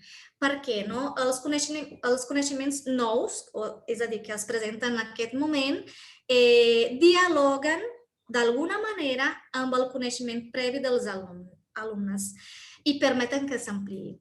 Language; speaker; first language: Catalan; non-native, fluent; Portuguese